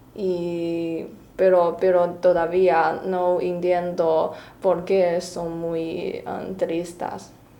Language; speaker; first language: Spanish; non-native, learner; Chinese